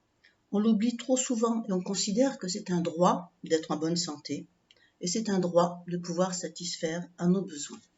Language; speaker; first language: French; native; French